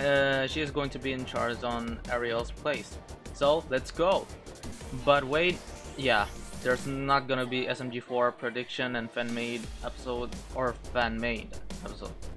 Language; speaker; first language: English; non-native, local second language; Filipino